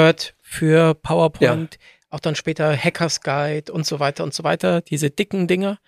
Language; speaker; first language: German; native; German